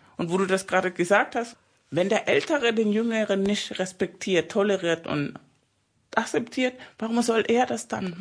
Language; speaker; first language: German; non-native, fluent; Spanish